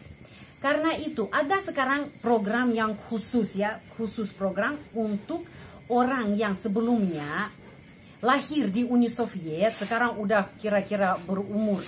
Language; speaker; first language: Indonesian; non-native, fluent; Russian